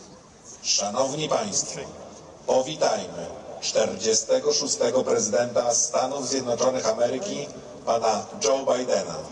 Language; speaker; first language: Polish; native; Polish